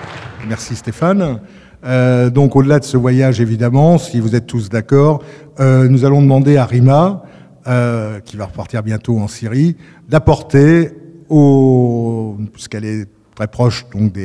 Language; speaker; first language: French; native; French